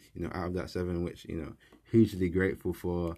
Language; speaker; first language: English; native; English